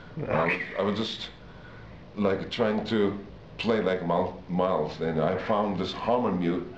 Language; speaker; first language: English; non-native, fluent; Japanese